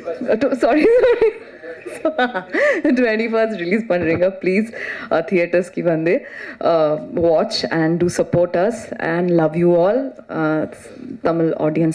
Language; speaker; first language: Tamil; non-native, learner; Bangla